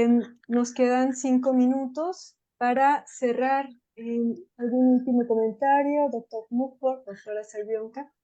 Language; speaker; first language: Spanish; native; Spanish